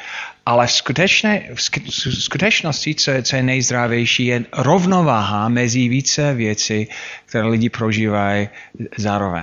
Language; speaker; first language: Czech; non-native, fluent; English